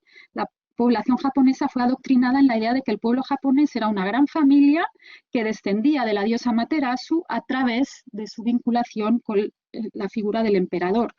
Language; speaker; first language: Spanish; native; Spanish